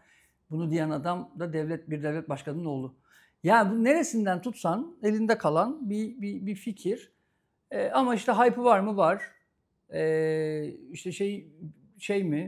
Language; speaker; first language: Turkish; native; Turkish